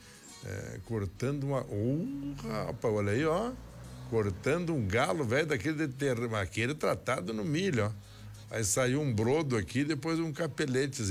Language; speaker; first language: Portuguese; native; Portuguese